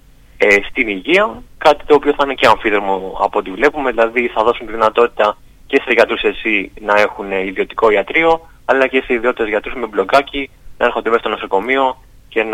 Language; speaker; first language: Greek; native; Greek